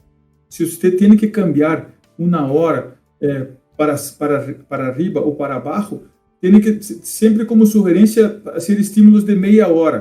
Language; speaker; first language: Spanish; non-native, fluent; Portuguese